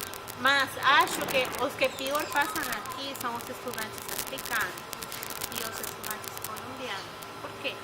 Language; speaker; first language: Portuguese; non-native, fluent; Spanish